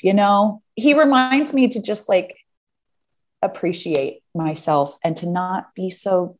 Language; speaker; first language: English; native; English